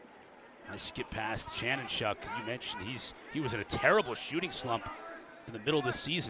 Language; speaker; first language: English; native; English